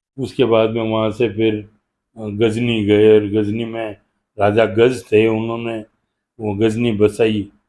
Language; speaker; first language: Hindi; native; Hindi